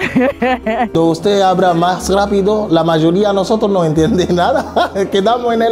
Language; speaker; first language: Spanish; non-native, fluent; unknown